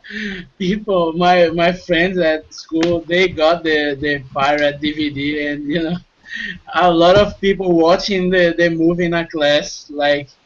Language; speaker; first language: English; non-native, fluent; Portuguese